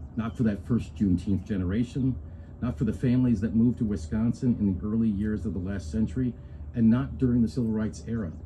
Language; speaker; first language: English; native; English